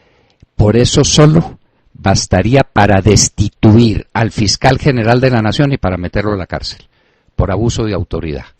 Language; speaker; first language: Spanish; native; Spanish